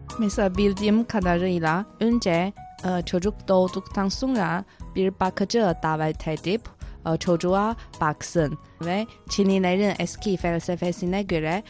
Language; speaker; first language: Turkish; non-native, fluent; Chinese